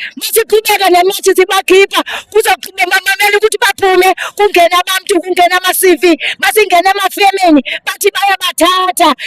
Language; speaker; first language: Zulu; non-native, local second language; Xhosa